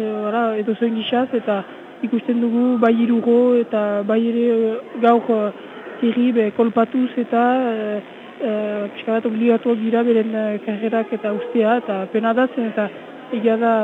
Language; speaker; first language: Basque; native; Basque